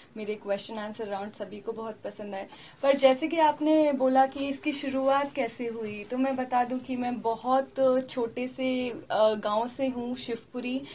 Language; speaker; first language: Hindi; native; Hindi